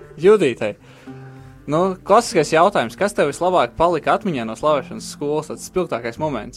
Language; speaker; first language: Latvian; native; Latvian